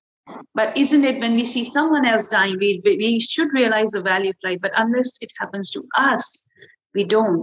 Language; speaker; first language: English; non-native, local second language; Hindi